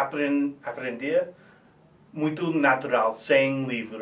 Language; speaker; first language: Portuguese; non-native, fluent; English